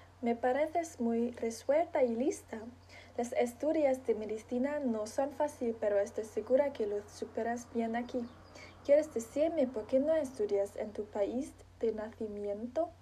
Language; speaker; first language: Spanish; non-native, learner; German